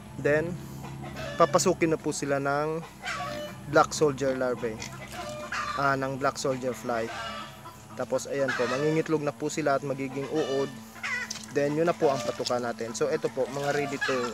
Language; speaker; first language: Filipino; non-native, local second language; Bikol